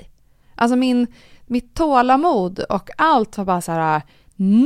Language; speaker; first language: Swedish; native; Swedish